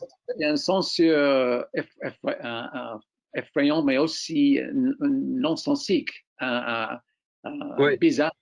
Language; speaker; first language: French; non-native, fluent; English